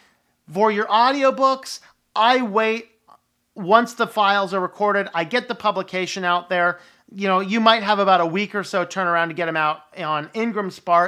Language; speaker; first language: English; native; English